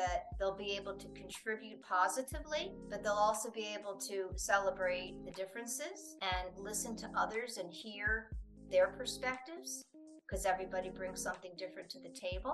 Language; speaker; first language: English; native; English